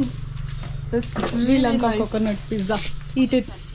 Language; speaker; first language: English; non-native, local second language; Telugu